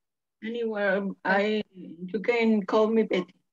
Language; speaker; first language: English; non-native, learner; Spanish